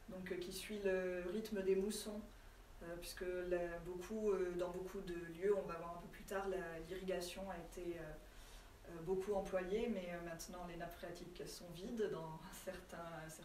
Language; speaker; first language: French; native; French